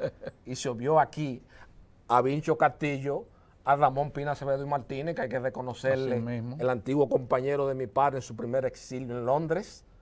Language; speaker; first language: Spanish; native; Spanish